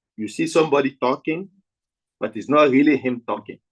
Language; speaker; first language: English; non-native, local second language; Yoruba